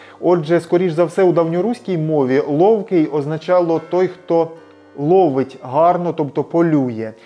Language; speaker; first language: Ukrainian; native; Ukrainian